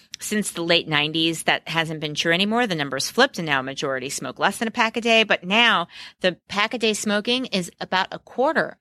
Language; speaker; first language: English; native; English